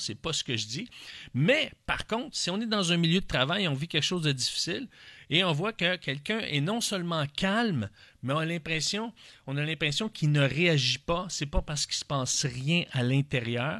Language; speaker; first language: French; native; French